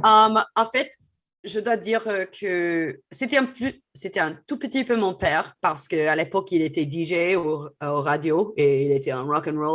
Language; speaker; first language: French; non-native, fluent; English